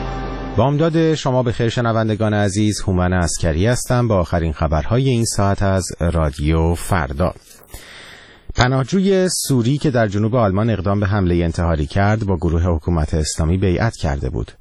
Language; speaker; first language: Persian; native; Persian